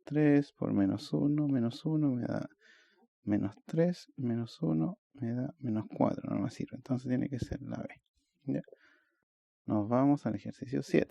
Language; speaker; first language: Spanish; native; Spanish